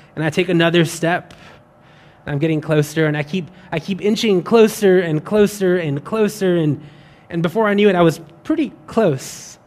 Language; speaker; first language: English; native; English